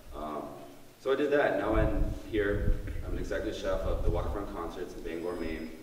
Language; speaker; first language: English; native; English